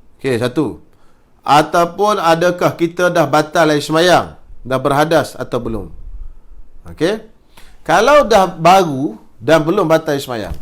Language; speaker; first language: Malay; native; Malay